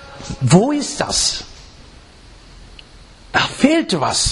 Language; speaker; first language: German; non-native, learner; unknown